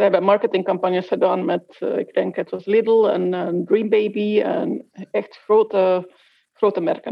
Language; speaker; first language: Dutch; non-native, fluent; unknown